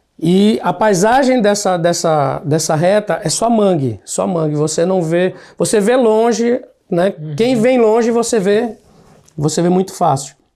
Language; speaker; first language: Portuguese; native; Portuguese